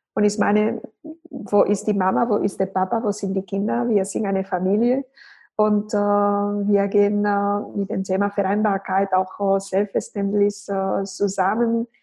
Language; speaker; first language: German; non-native, fluent; Spanish